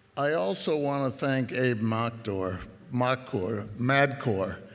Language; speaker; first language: English; native; English